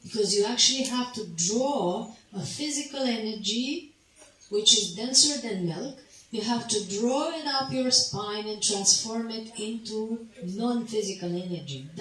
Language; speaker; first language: English; non-native, fluent; Romanian